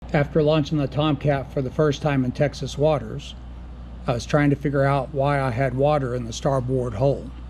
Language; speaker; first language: English; native; English